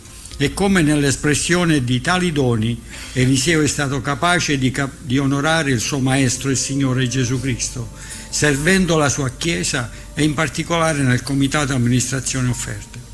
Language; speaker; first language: Italian; native; Italian